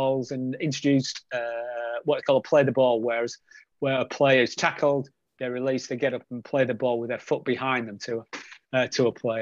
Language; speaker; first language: English; native; English